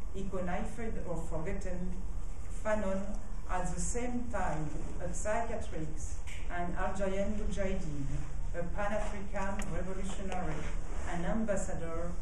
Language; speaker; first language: English; non-native, fluent; French